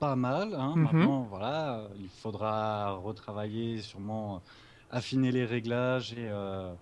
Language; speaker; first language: French; native; French